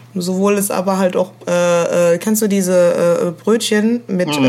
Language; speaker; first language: German; native; German